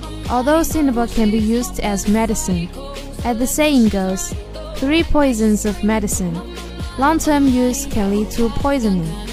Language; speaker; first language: English; non-native, fluent; Chinese